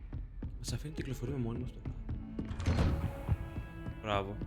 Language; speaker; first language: Greek; native; Greek